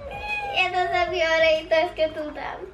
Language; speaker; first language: Polish; early bilingual, heritage; Polish